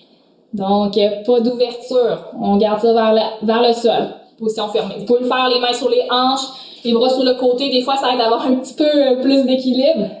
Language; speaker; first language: French; native; French